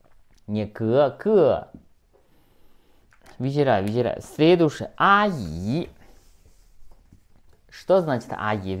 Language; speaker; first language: Russian; non-native, learner; Chinese